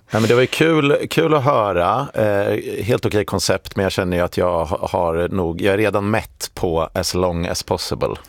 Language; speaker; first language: Swedish; native; Swedish